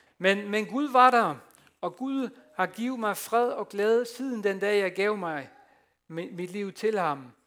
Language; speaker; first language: Danish; non-native, fluent; Dutch